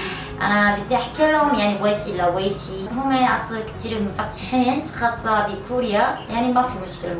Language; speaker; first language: Arabic; non-native, learner; Korean